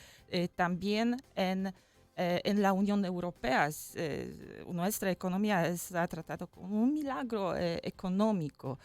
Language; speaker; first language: Spanish; non-native, fluent; Polish